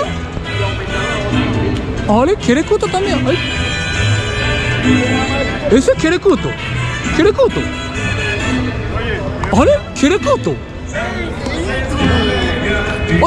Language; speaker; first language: Spanish; non-native, learner; Japanese